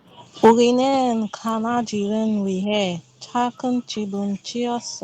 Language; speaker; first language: Korean; non-native, learner; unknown